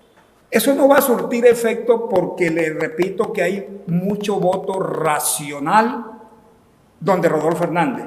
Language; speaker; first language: Spanish; native; Spanish